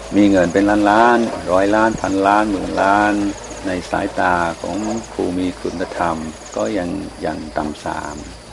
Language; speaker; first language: Thai; non-native, fluent; English